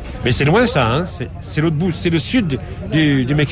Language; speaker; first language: French; native; French